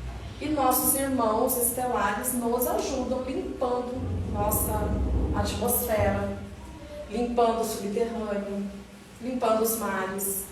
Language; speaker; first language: Portuguese; native; Portuguese